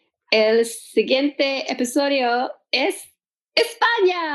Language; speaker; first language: Spanish; non-native, learner; English